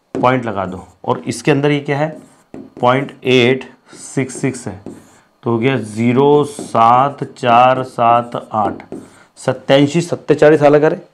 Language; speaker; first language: Hindi; non-native, local second language; Marathi